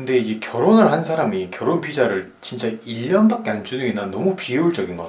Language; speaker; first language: Korean; native; Korean